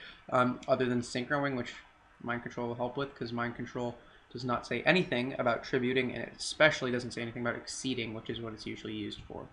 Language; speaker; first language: English; native; English